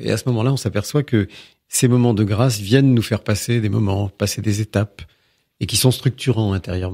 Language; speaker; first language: French; native; French